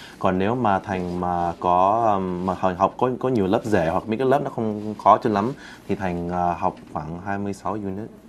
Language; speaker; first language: Vietnamese; early bilingual, heritage; Vietnamese